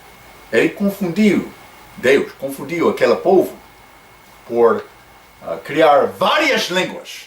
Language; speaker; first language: Portuguese; non-native, fluent; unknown